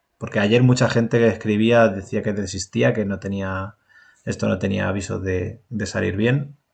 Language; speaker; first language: Spanish; native; Spanish